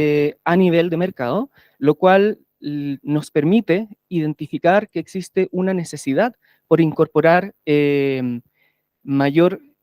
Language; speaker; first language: Spanish; native; Spanish